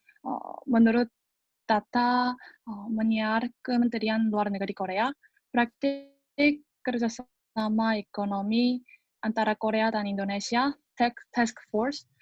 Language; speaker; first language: Indonesian; non-native, learner; Korean